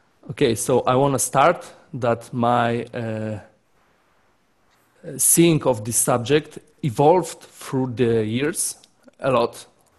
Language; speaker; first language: English; non-native, fluent; Polish